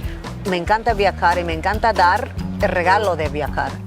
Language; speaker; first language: Spanish; non-native, fluent; English